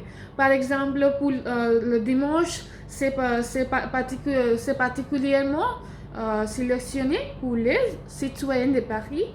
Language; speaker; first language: French; non-native, learner; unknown